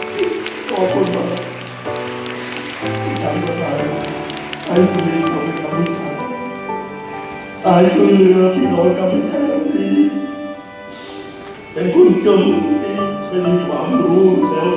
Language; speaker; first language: Thai; non-native, fluent; Khmer